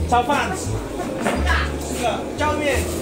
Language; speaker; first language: Chinese; non-native, learner; Filipino